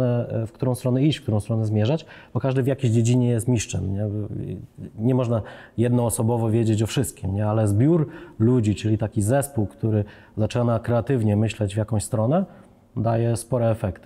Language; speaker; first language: Polish; native; Polish